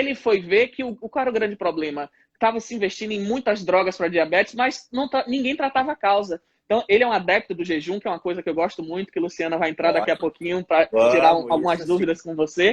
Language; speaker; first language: Portuguese; native; Portuguese